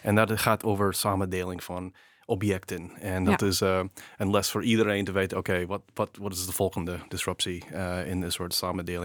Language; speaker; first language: Dutch; non-native, fluent; English